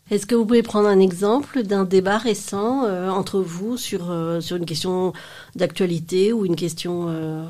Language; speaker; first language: French; native; French